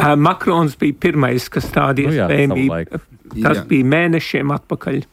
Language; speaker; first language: Latvian; early bilingual, heritage; Latvian